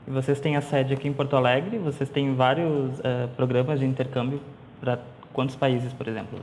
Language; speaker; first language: Portuguese; native; Portuguese